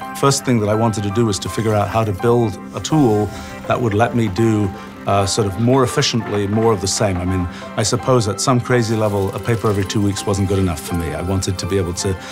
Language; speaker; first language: English; native; English